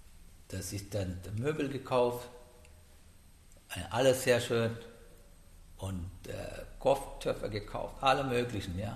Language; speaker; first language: German; non-native, learner; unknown